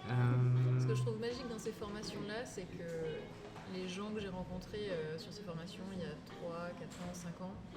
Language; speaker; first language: French; native; French